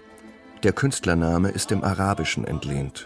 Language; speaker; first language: German; native; German